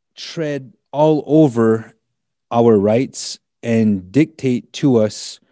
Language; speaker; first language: English; native; English